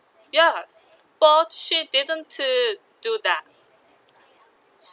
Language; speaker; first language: English; non-native, learner; Korean